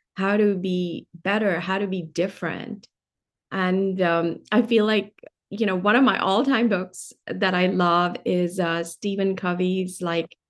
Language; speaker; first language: English; non-native, local second language; Hindi